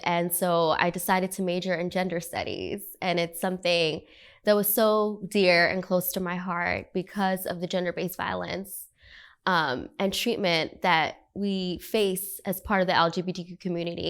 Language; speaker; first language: English; early bilingual, other home language; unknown